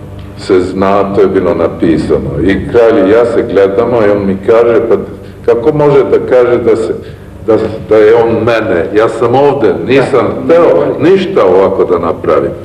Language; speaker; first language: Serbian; early bilingual, heritage; Serbian